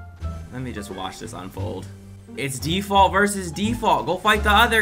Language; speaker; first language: English; native; English